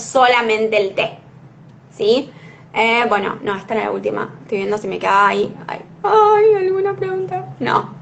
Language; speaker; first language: Spanish; native; Spanish